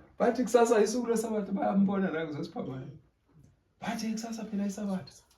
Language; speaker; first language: Zulu; native; Zulu